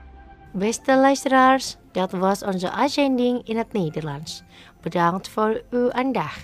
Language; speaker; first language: Dutch; non-native, learner; Indonesian